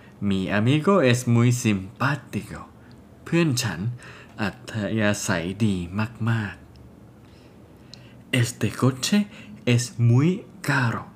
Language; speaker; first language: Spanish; non-native, fluent; Thai